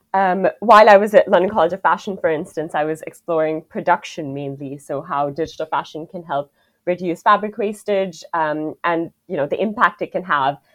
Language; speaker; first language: English; non-native, local second language; Hindi